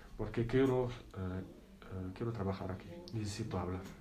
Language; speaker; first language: Spanish; non-native, learner; Arabic